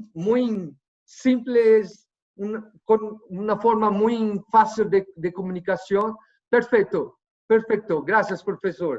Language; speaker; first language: Spanish; non-native, fluent; Portuguese